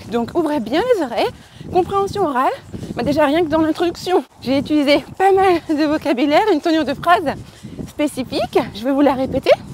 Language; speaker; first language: French; native; French